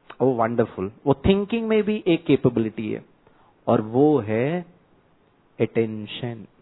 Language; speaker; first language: Hindi; non-native, local second language; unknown